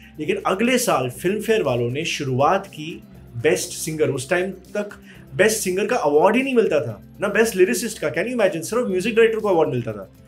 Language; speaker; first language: Hindi; early bilingual, heritage; Hindi